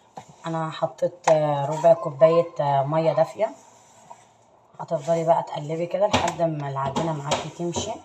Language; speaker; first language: Arabic; native; Arabic